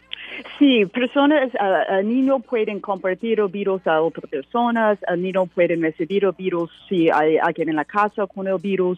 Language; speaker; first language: Spanish; non-native, learner; English